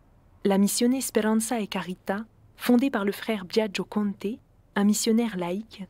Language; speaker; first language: French; native; French